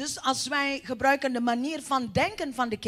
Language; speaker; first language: Dutch; non-native, fluent; Indonesian